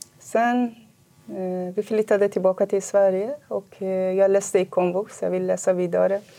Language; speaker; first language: Swedish; non-native, fluent; Kurdish